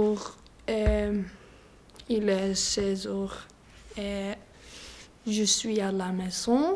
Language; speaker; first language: French; non-native, learner; Icelandic